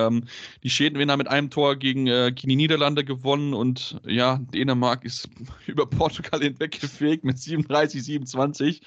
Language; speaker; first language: German; native; German